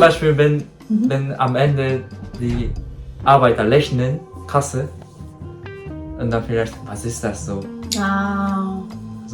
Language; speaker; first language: German; non-native, learner; Japanese